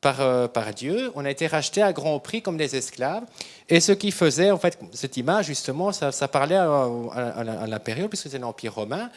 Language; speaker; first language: French; native; French